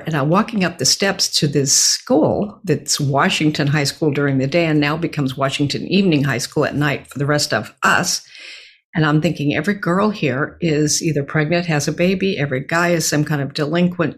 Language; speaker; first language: English; native; English